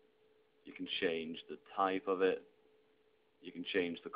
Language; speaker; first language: English; native; English